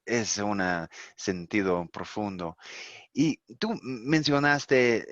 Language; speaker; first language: Spanish; non-native, fluent; English